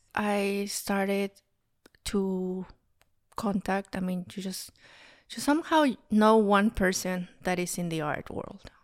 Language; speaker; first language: English; non-native, fluent; Spanish